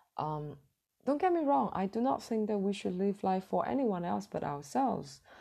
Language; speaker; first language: English; non-native, fluent; Cantonese